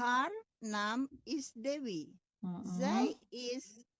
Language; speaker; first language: Dutch; non-native, fluent; Indonesian